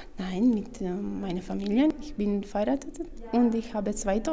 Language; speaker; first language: German; non-native, learner; Romanian